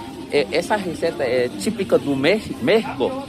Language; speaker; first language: Spanish; non-native, learner; Haitian Creole